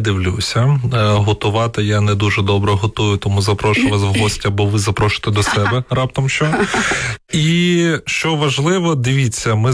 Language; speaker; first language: Ukrainian; non-native, local second language; Russian